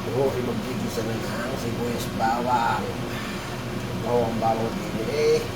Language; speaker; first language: Filipino; native; Filipino